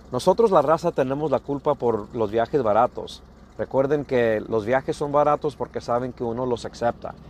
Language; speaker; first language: Spanish; early bilingual, heritage; Spanish